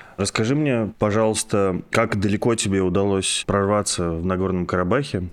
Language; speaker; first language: Russian; native; Russian